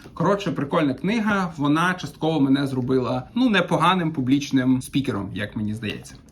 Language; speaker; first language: Ukrainian; non-native, local second language; Russian